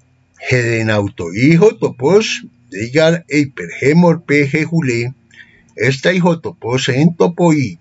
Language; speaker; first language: Greek; non-native, fluent; Spanish